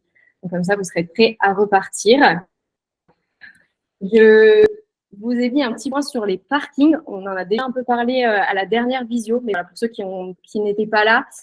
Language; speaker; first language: French; native; French